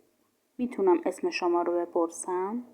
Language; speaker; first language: Persian; native; Persian